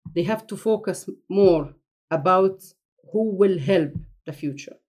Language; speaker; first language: English; non-native, fluent; Arabic